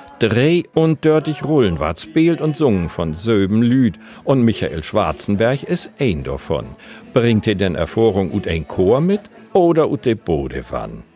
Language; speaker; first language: German; native; German